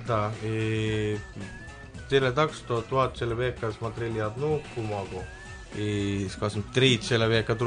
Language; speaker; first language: Russian; non-native, learner; Estonian